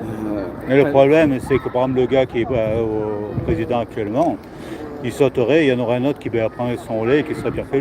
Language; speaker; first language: French; native; French